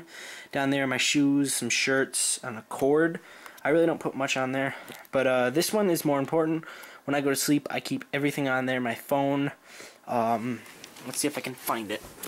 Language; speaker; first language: English; native; English